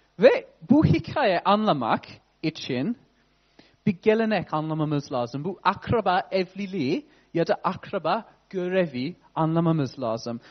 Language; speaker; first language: Turkish; non-native, fluent; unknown